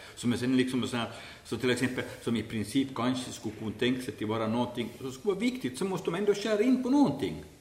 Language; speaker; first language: Swedish; native; Swedish